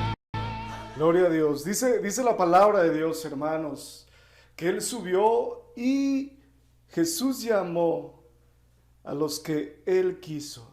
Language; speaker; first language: Spanish; native; Spanish